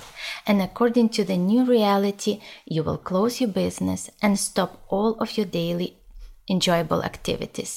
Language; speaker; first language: English; non-native, learner; Ukrainian